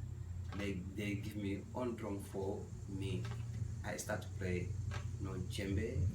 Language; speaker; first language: English; non-native, learner; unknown